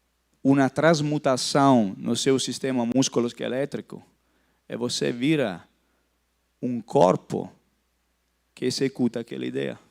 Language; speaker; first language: Portuguese; non-native, fluent; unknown